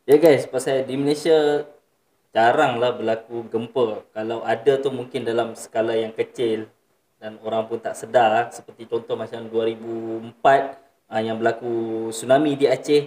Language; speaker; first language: Malay; native; Malay